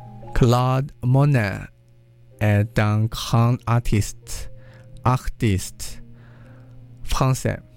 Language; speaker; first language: French; non-native, learner; English